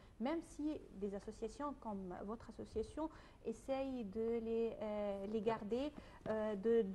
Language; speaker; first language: French; non-native, fluent; Arabic